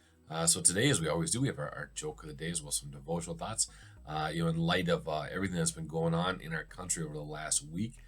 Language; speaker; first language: English; native; English